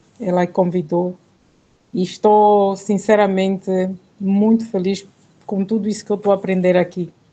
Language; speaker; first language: Portuguese; native; Portuguese